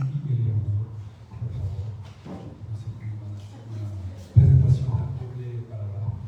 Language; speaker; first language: Spanish; non-native, fluent; French